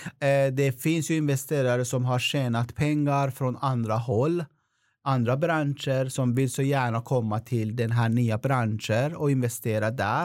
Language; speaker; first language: Swedish; non-native, fluent; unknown